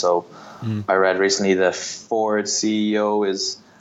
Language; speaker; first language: English; native; English